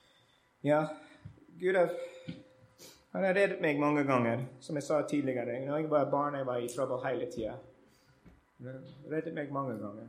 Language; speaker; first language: Norwegian; non-native, learner; English